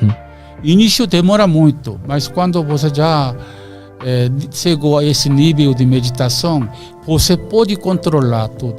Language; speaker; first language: Portuguese; non-native, learner; Korean